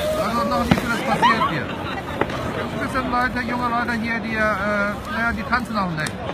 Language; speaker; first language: German; non-native, fluent; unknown